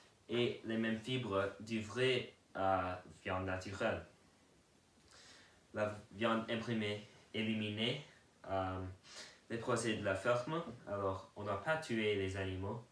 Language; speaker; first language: French; non-native, learner; English